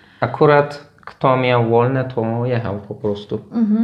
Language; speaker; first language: Polish; non-native, learner; Turkish